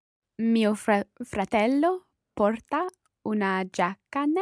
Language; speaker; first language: Italian; non-native, learner; English